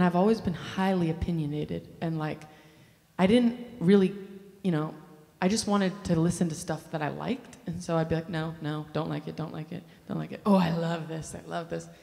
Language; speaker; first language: English; native; English